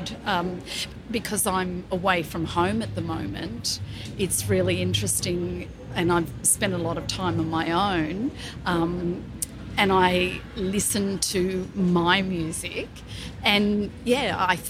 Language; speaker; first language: English; native; English